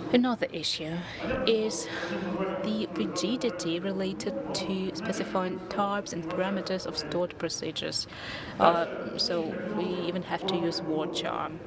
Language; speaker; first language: English; non-native, fluent; Russian